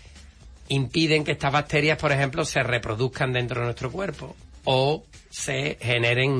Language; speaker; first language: Spanish; native; Spanish